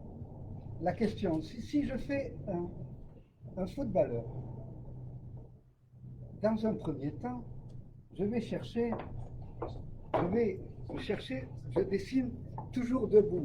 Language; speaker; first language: French; native; French